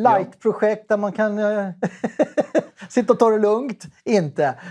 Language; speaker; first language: Swedish; native; Swedish